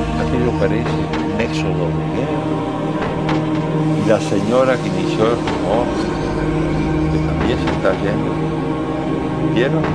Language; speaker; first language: Spanish; native; Spanish